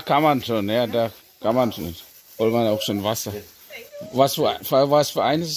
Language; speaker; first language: German; non-native, learner; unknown